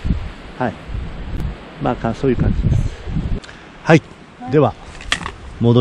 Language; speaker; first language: Japanese; native; Japanese